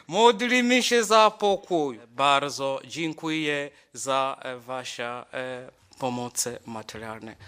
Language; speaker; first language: Polish; non-native, learner; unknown